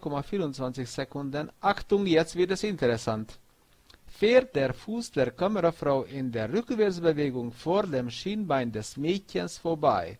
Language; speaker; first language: German; non-native, fluent; Hungarian